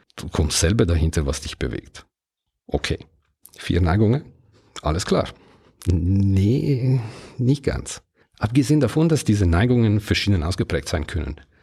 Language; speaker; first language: German; non-native, local second language; Italian